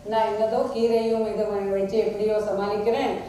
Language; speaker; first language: Tamil; non-native, local second language; Marathi